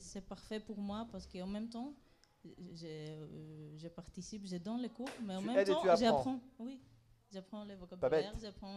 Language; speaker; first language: French; non-native, fluent; Greek